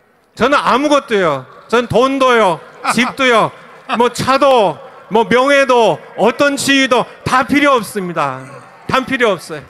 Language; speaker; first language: Korean; native; Korean